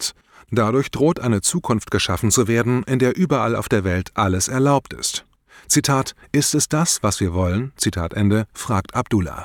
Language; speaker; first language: German; native; German